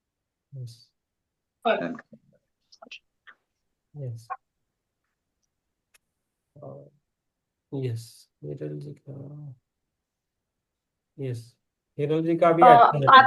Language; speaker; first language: Hindi; native; Hindi